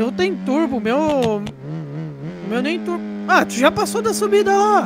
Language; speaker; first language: Portuguese; native; Portuguese